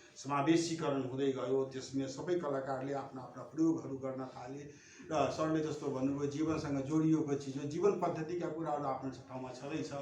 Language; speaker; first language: Nepali; non-native, local second language; Maithili